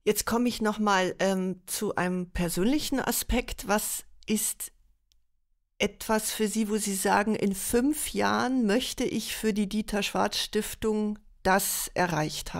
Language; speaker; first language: German; native; German